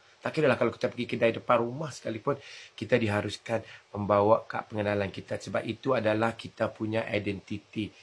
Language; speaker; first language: Malay; native; Malay